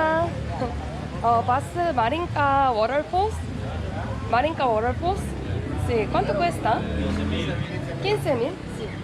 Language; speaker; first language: Spanish; non-native, learner; Korean